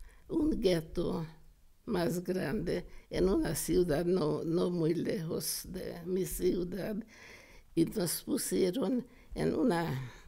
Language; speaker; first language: Spanish; non-native, fluent; Hungarian